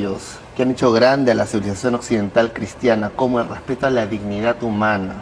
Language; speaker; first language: Spanish; native; Spanish